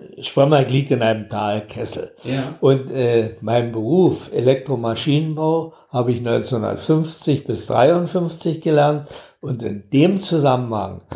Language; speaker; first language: German; native; German